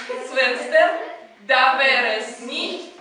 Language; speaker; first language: German; non-native, fluent; Russian